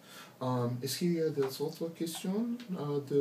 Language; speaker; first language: French; non-native, learner; English